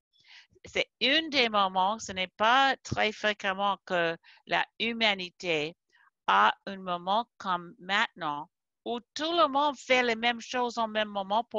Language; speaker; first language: French; non-native, fluent; English